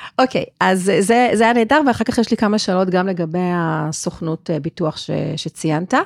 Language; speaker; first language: Hebrew; non-native, fluent; English